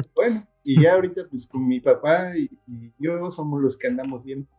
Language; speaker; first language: Spanish; native; Spanish